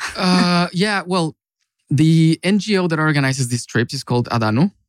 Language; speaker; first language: English; non-native, fluent; Spanish